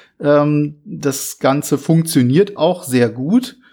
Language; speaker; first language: German; native; German